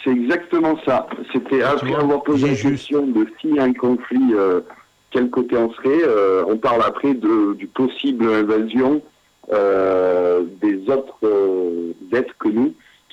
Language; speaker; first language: French; non-native, fluent; English